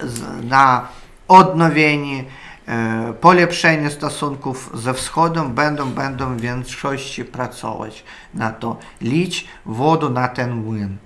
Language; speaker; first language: Polish; non-native, learner; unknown